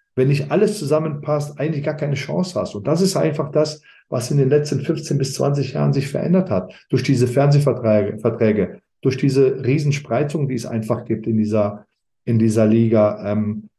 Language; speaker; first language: German; early bilingual, other home language; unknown